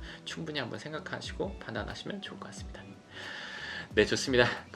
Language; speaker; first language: Korean; native; Korean